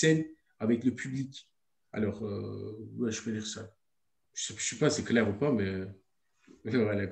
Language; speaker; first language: French; non-native, learner; Turkish